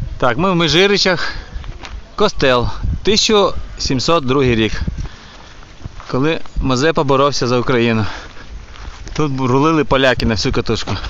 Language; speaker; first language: Ukrainian; native; Ukrainian